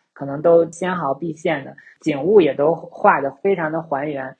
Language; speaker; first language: Chinese; native; Chinese